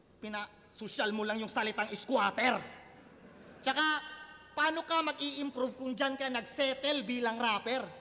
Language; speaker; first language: Filipino; non-native, local second language; Cebuano